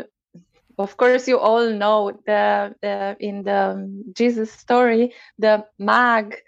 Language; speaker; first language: English; non-native, fluent; Romanian